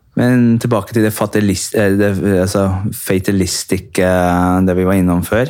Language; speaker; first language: Norwegian; early bilingual, heritage; Norwegian